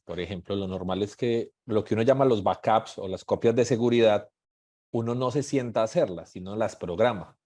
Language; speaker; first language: Spanish; native; Spanish